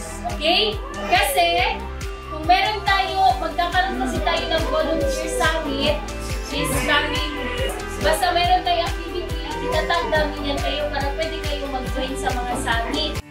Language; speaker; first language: Filipino; non-native, local second language; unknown